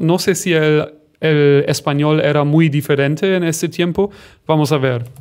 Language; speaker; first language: Spanish; non-native, fluent; German